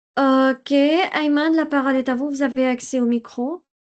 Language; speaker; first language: French; non-native, local second language; Arabic